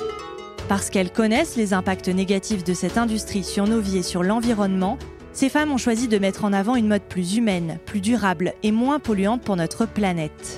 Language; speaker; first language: French; native; French